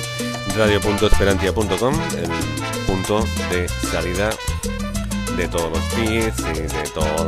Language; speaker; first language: Spanish; native; Spanish